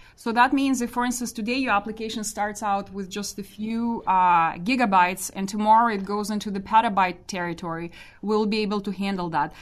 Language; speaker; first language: English; non-native, fluent; Russian